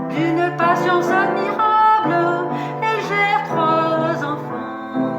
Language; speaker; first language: French; native; French